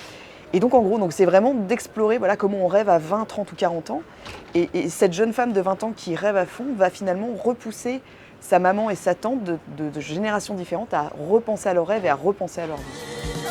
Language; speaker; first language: French; native; French